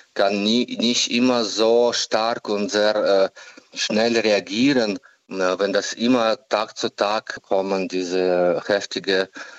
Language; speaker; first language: German; non-native, learner; Ukrainian